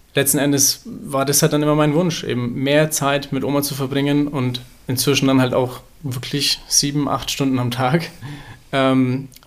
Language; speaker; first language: German; native; German